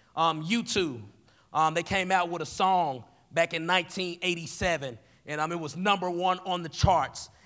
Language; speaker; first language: English; native; English